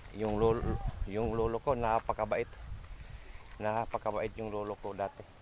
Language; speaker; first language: Filipino; non-native, local second language; Cebuano